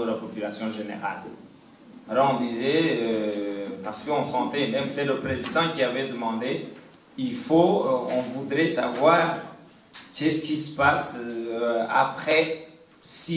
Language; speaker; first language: French; non-native, local second language; Kinyarwanda